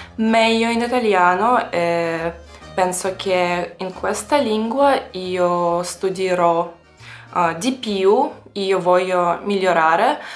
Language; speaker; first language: Italian; non-native, learner; Russian